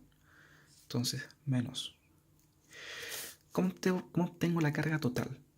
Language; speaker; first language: Spanish; native; Spanish